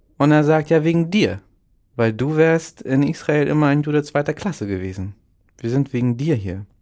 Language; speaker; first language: German; early bilingual, other home language; Russian